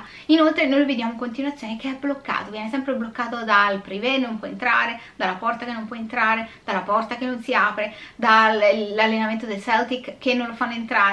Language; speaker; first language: Italian; native; Italian